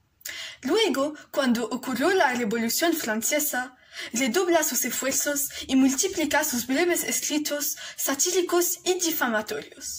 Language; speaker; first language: Spanish; non-native, learner; Arabic